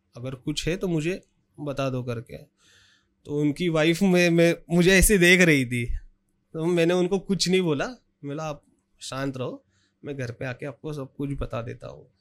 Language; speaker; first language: Hindi; non-native, local second language; Marathi